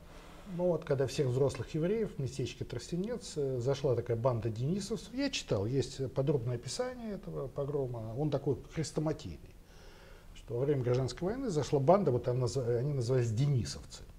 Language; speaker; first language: Russian; native; Russian